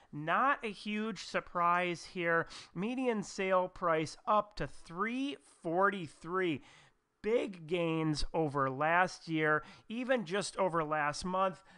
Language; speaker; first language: English; native; English